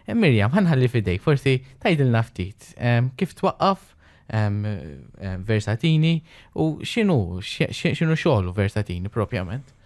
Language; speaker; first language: Maltese; native; Maltese